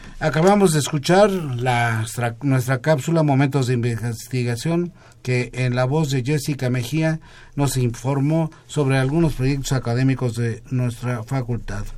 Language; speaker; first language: Spanish; native; Spanish